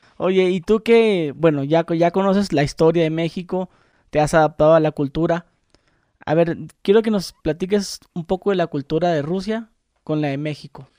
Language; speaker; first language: Spanish; native; Spanish